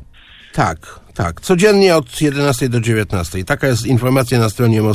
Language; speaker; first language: Polish; native; Polish